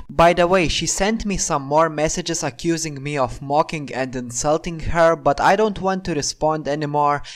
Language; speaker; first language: English; non-native, fluent; Lithuanian